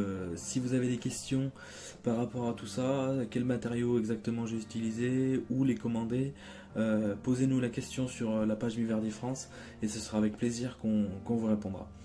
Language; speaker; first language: French; native; French